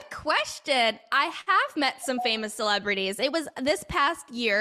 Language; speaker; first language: English; native; English